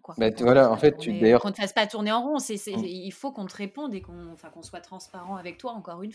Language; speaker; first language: French; native; French